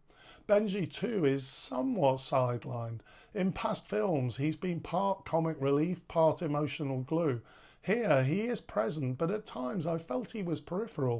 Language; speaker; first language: English; native; English